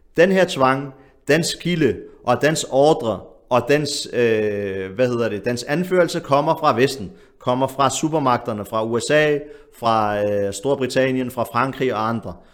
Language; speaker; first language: Danish; early bilingual, other home language; Arabic